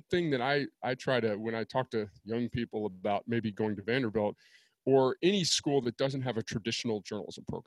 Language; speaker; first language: English; native; English